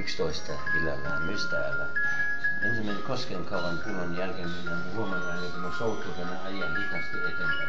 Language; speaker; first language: Finnish; non-native, learner; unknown